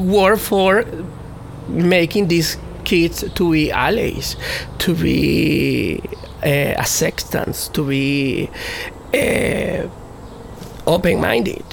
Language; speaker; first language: English; non-native, fluent; Spanish